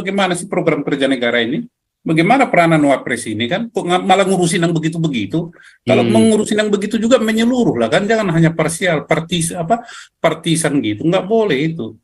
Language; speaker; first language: Indonesian; native; Indonesian